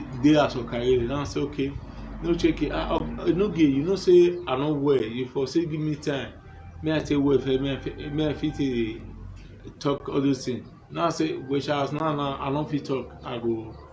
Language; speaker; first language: Nigerian Pidgin; non-native, local second language; Bini